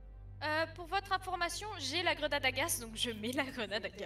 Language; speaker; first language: French; native; French